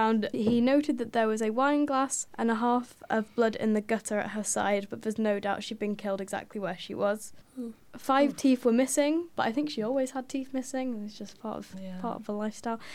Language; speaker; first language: English; native; English